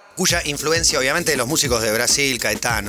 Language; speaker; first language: Spanish; native; Spanish